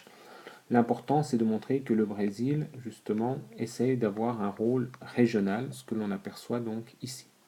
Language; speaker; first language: French; native; French